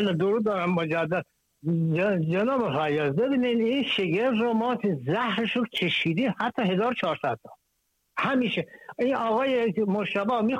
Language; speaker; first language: Persian; native; Persian